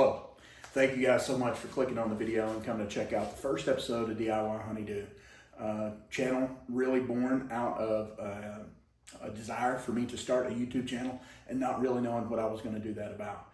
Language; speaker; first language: English; native; English